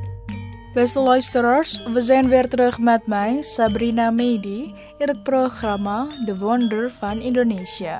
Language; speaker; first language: Dutch; non-native, fluent; Indonesian